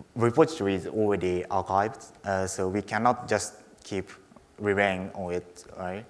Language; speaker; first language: English; non-native, fluent; Japanese